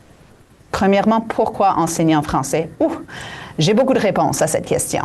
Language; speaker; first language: French; native; French